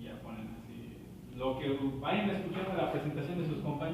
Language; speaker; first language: Spanish; native; Spanish